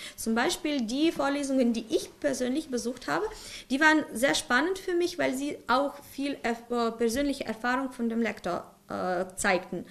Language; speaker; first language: German; non-native, fluent; Ukrainian